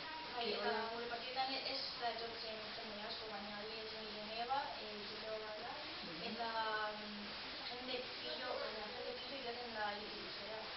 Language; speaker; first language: Basque; non-native, local second language; Spanish